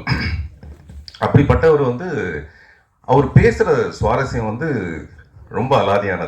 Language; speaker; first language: Tamil; native; Tamil